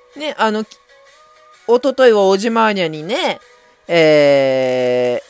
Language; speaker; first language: Japanese; native; Japanese